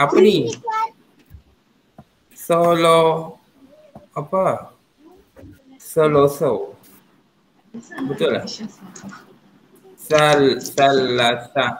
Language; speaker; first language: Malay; non-native, local second language; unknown